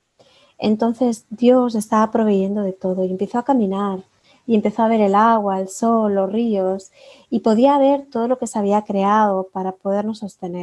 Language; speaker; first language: Spanish; native; Spanish